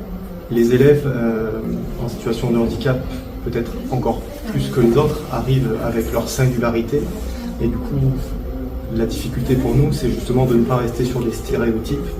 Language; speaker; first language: French; native; French